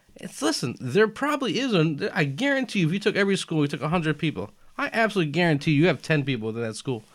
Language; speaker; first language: English; early bilingual, other home language; Albanian